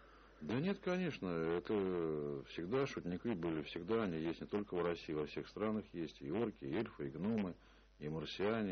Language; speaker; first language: Russian; native; Russian